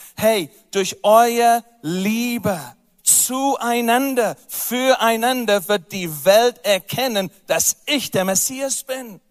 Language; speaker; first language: German; non-native, fluent; English